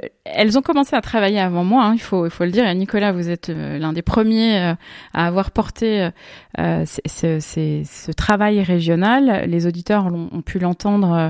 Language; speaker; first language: French; native; French